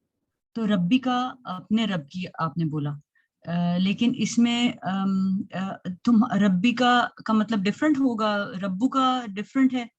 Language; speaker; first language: Hindi; non-native, local second language; Urdu